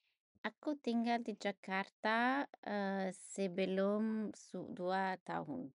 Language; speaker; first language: Indonesian; non-native, learner; English